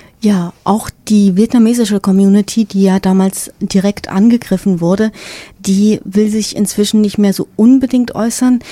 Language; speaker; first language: German; native; German